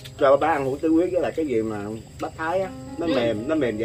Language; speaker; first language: Vietnamese; native; Vietnamese